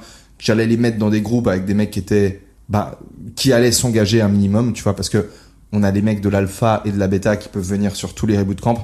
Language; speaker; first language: French; native; French